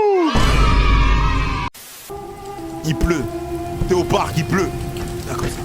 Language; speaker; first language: French; native; French